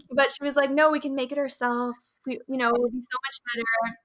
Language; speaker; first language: English; early bilingual, other home language; Hindi